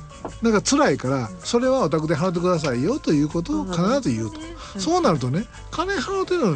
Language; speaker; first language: Japanese; native; Japanese